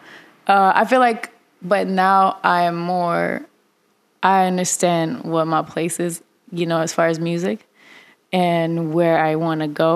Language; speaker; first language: English; non-native, fluent; Russian